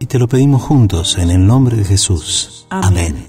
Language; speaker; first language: Spanish; native; Spanish